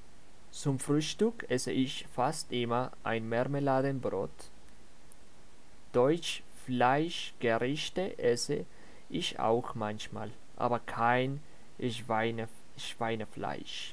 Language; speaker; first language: German; non-native, learner; Spanish